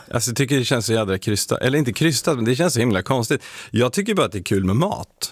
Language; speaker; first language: Swedish; native; Swedish